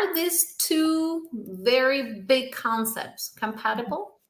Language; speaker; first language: English; non-native, fluent; Spanish